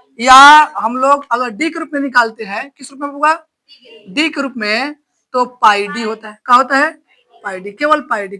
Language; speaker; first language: Hindi; native; Hindi